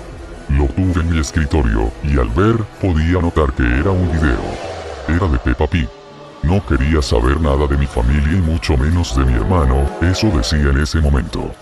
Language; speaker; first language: Spanish; native; Spanish